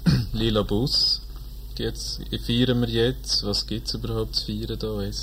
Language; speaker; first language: German; native; German